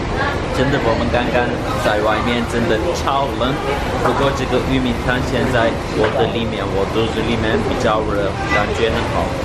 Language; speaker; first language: Chinese; non-native, learner; Turkish